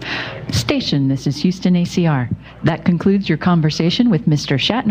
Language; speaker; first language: English; native; English